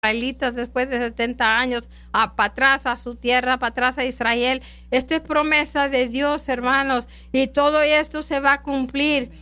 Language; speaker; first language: Spanish; non-native, local second language; English